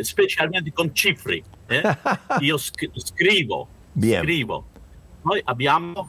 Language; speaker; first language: Italian; non-native, learner; Russian